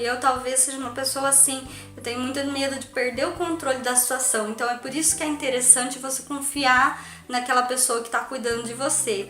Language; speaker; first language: Portuguese; native; Portuguese